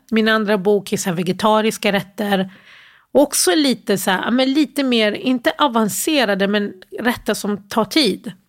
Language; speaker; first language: Swedish; early bilingual, other home language; Arabic